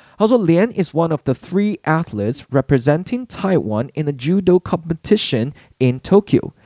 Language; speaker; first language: English; non-native, fluent; Chinese